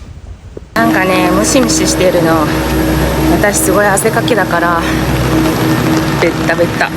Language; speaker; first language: Japanese; non-native, fluent; Mongolian